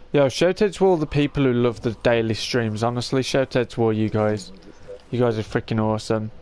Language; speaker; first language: English; native; English